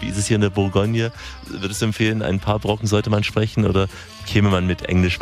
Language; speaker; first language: German; native; German